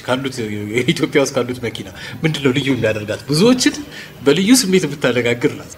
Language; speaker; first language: Amharic; native; Amharic